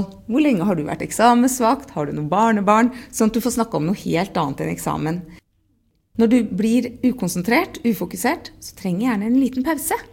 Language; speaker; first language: Norwegian; native; Norwegian